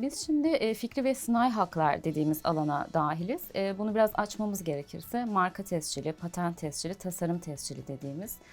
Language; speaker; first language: Turkish; native; Turkish